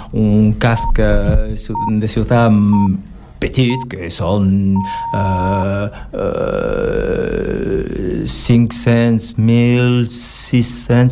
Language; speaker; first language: Catalan; non-native, learner; French